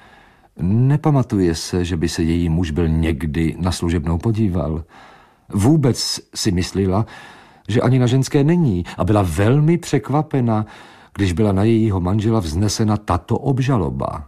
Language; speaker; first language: Czech; native; Czech